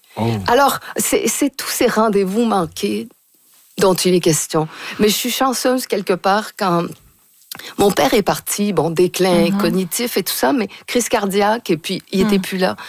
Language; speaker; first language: French; native; French